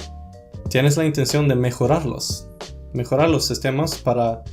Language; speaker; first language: Spanish; non-native, fluent; Swedish